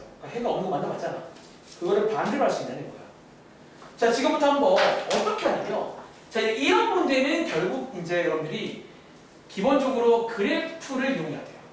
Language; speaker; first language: Korean; native; Korean